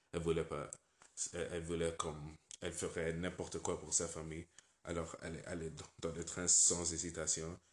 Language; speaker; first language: French; non-native, learner; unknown